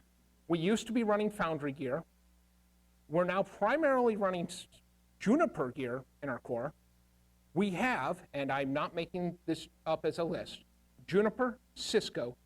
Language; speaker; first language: English; native; English